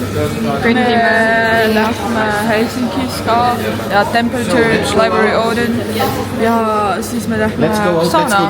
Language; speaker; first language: Estonian; non-native, learner; German